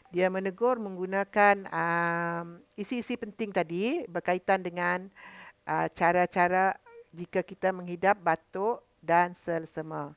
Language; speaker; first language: Malay; native; Malay